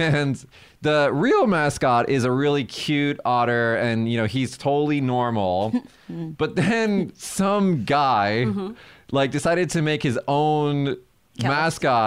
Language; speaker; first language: English; early bilingual, other home language; Japanese